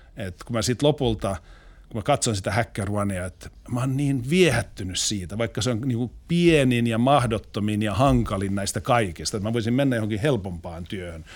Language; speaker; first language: Finnish; non-native, local second language; Swedish